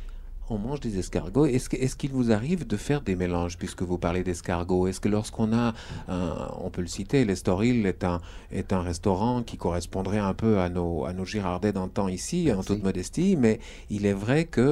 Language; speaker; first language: French; native; French